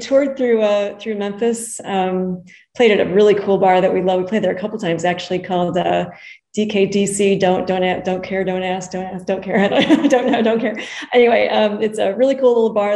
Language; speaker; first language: English; native; English